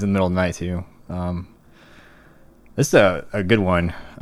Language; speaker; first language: English; native; English